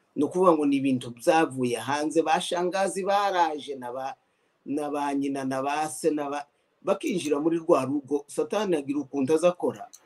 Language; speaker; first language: Kinyarwanda; native; Kinyarwanda